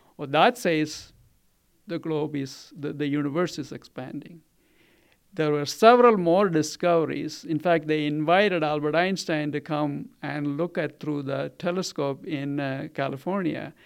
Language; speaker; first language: English; non-native, local second language; Malayalam